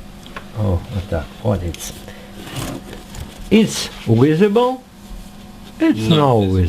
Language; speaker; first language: English; non-native, learner; Russian